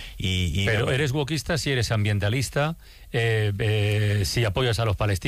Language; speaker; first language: Spanish; native; Spanish